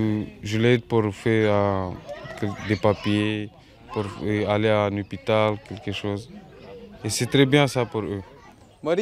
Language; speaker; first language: French; non-native, learner; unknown